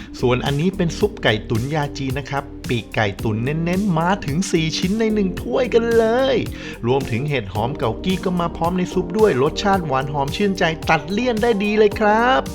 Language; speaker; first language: Thai; native; Thai